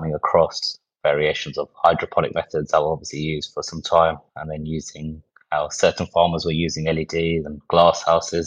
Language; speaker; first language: English; native; English